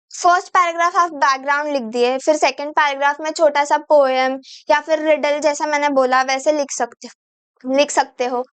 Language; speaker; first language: Hindi; non-native, local second language; Marathi